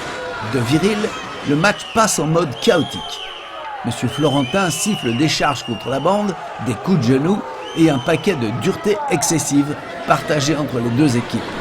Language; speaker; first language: French; native; French